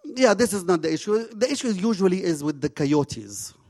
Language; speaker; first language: English; non-native, fluent; Arabic